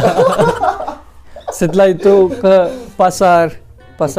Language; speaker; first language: Indonesian; non-native, learner; Hindi